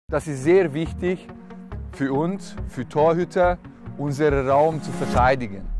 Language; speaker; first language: German; non-native, learner; Hungarian